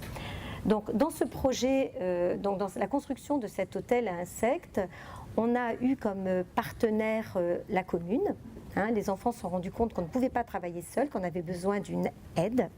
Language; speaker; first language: French; native; French